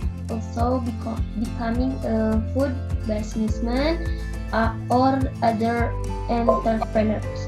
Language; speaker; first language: English; non-native, learner; Indonesian